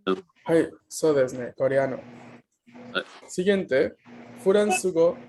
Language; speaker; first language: Japanese; non-native, fluent; Spanish